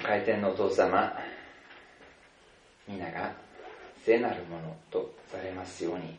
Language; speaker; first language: Japanese; non-native, fluent; German